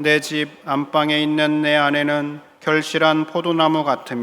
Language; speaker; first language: Korean; native; Korean